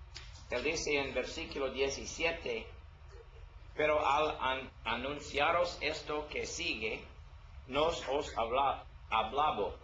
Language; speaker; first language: Spanish; non-native, learner; English